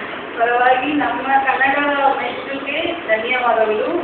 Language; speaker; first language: Kannada; non-native, learner; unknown